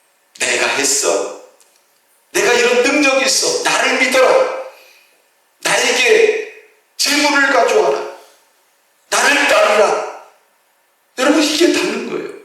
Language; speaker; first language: Korean; native; Korean